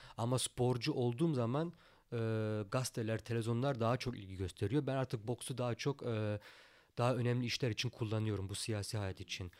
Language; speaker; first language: Turkish; early bilingual, heritage; Turkish